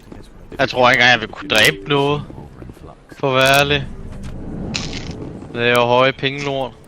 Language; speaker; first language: Danish; native; Danish